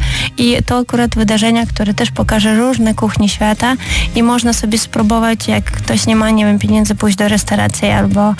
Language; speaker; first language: Polish; non-native, fluent; Ukrainian